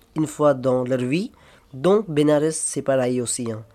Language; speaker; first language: French; non-native, learner; Hindi